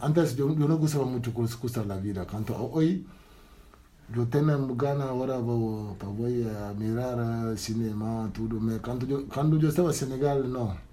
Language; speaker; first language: Spanish; non-native, learner; Wolof